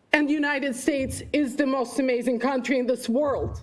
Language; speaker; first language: English; non-native, fluent; Ukrainian